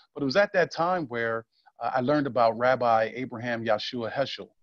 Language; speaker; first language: English; native; English